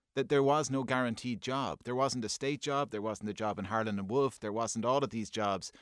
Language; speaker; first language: English; native; English